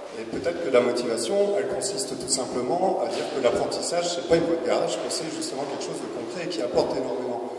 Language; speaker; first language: French; native; French